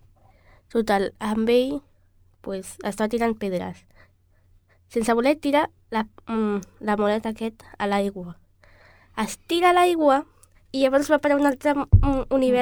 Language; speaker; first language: Catalan; non-native, local second language; Spanish